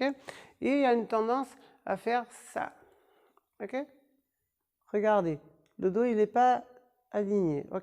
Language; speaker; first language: French; non-native, fluent; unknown